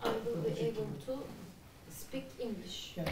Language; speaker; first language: English; non-native, learner; Turkish